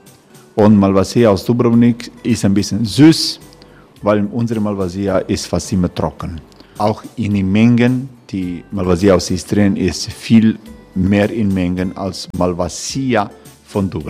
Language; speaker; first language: German; non-native, fluent; Croatian